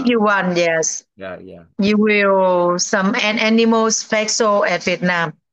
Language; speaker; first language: English; non-native, learner; Vietnamese